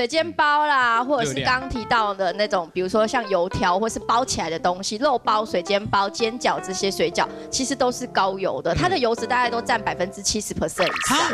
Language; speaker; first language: Chinese; native; Chinese